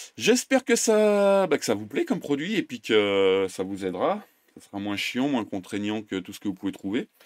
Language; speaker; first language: French; native; French